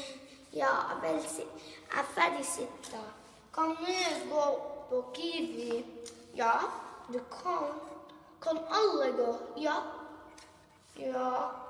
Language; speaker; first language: Norwegian; non-native, learner; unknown